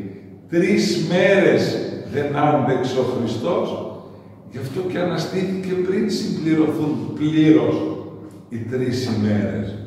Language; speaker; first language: Greek; native; Greek